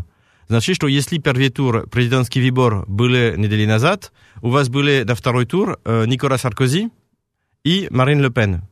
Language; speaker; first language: Russian; non-native, fluent; French